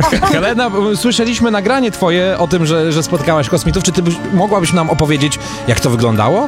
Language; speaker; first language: Polish; native; Polish